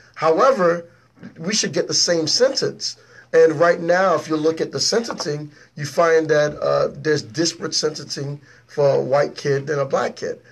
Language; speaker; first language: English; early bilingual, other home language; Haitian Creole